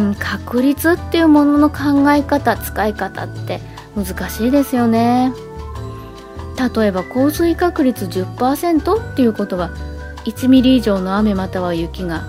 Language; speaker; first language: Japanese; native; Japanese